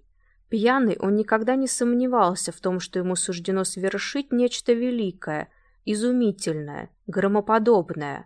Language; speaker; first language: Russian; native; Russian